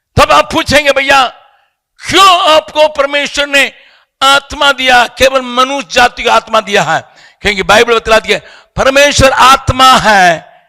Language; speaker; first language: Hindi; non-native, local second language; Tamil